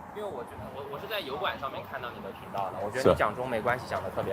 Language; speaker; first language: Chinese; native; Chinese